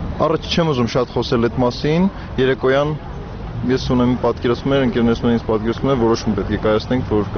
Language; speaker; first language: Armenian; native; Armenian